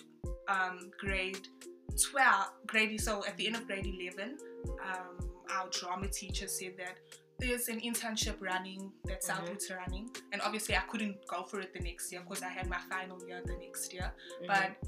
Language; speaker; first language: English; non-native, local second language; French